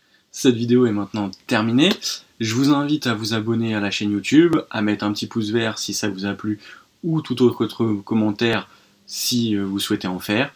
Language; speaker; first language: French; native; French